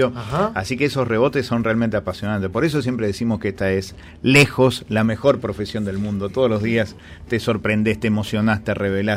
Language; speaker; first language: Spanish; native; Spanish